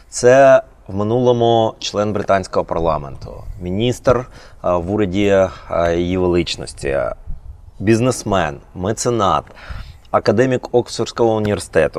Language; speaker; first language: Ukrainian; native; Ukrainian